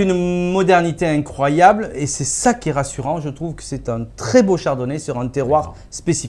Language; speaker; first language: French; native; French